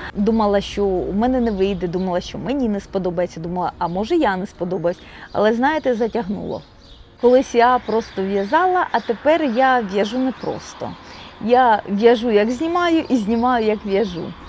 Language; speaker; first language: Ukrainian; non-native, local second language; Russian